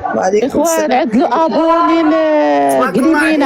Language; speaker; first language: Arabic; native; Arabic